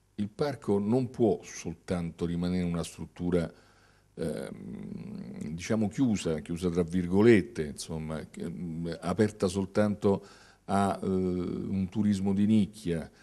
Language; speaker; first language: Italian; native; Italian